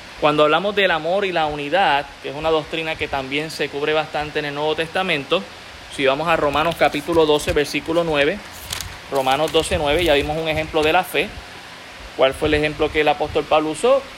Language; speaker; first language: Spanish; native; Spanish